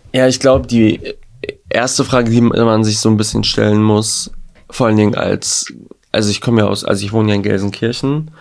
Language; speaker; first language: German; early bilingual, other home language; Albanian